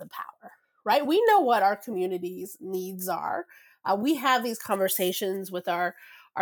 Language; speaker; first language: English; native; English